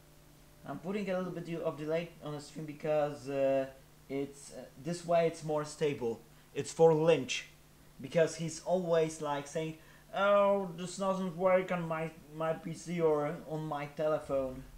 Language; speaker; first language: English; non-native, fluent; Polish